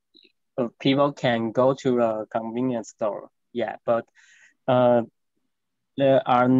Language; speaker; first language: English; non-native, learner; Chinese